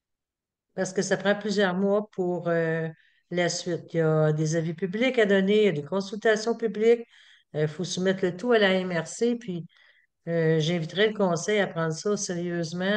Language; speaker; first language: French; native; French